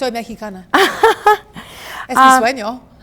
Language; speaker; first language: Spanish; non-native, learner; English